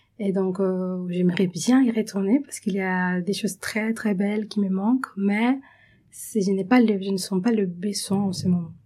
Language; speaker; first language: French; non-native, fluent; Spanish